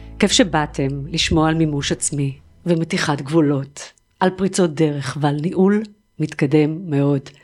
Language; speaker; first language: Hebrew; native; Hebrew